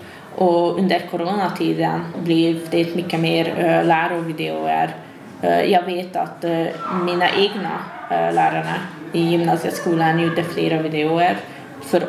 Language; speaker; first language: Swedish; non-native, fluent; Hungarian